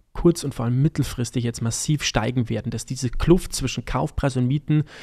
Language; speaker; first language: German; native; German